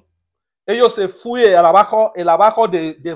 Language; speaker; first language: Spanish; non-native, learner; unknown